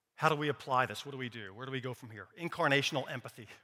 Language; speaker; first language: English; native; English